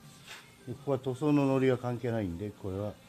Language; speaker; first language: Japanese; native; Japanese